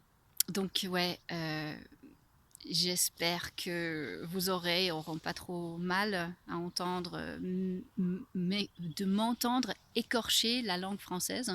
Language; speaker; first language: French; non-native, fluent; English